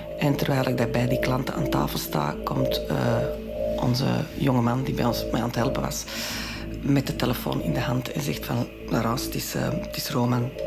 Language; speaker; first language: Dutch; non-native, local second language; French